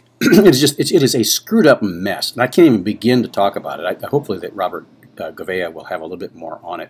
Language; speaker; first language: English; native; English